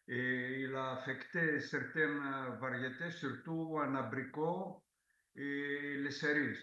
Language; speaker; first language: French; non-native, fluent; Greek